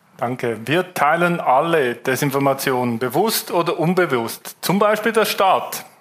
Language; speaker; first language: German; native; German